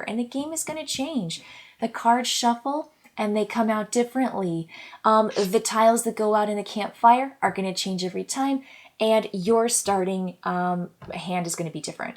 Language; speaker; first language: English; native; English